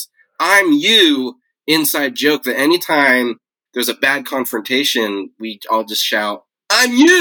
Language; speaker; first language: English; native; English